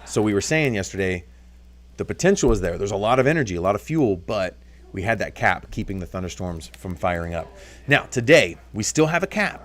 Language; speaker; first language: English; native; English